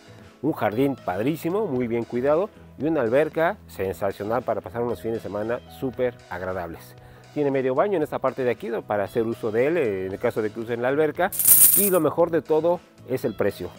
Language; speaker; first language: Spanish; native; Spanish